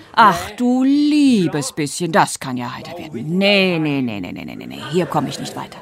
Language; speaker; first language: German; native; German